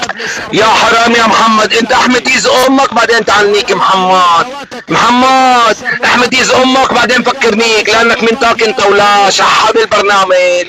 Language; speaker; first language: Arabic; native; Arabic